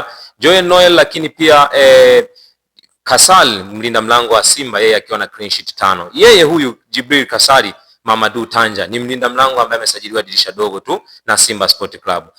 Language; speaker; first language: Swahili; native; Swahili